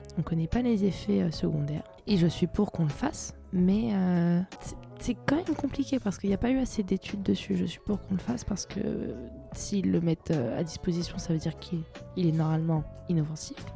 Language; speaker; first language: French; native; French